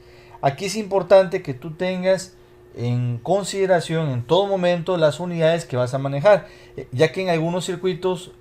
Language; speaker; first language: Spanish; native; Spanish